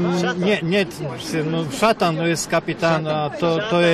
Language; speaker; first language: Russian; non-native, learner; Slovak